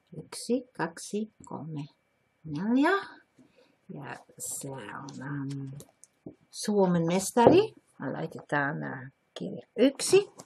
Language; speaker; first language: Finnish; non-native, learner; Dutch